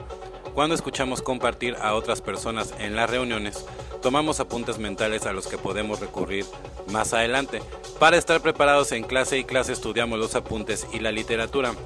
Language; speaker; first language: Spanish; native; Spanish